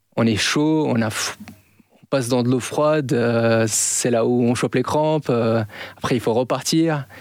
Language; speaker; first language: French; non-native, local second language; Arabic